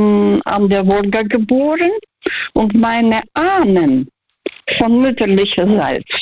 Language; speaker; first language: German; non-native, local second language; Russian